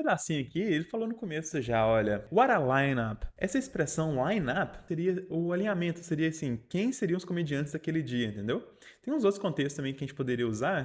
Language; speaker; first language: Portuguese; native; Portuguese